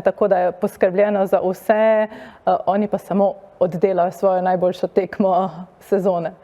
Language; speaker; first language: Slovenian; native; Slovenian